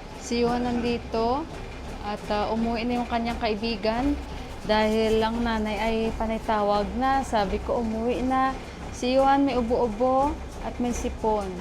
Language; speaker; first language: Filipino; native; Filipino